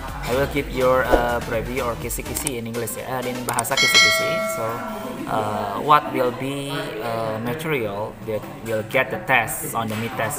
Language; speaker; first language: English; non-native, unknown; Indonesian